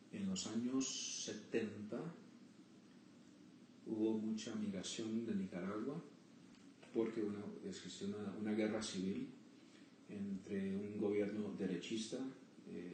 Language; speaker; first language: Spanish; early bilingual, heritage; Spanish